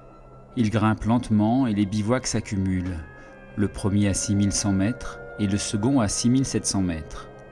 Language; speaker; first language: French; native; French